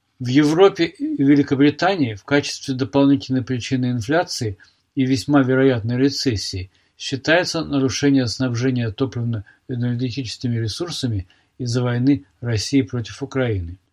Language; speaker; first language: Russian; native; Russian